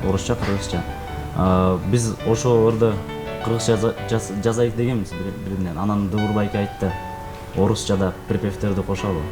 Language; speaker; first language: Kyrgyz; non-native, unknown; Russian